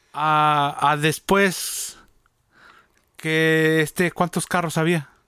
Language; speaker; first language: Spanish; early bilingual, other home language; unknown